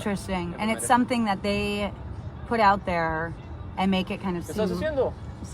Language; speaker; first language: English; native; English